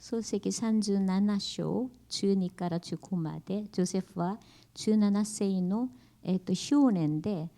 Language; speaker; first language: Japanese; non-native, learner; Korean